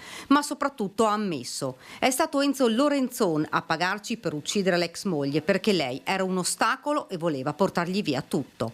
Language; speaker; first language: Italian; native; Italian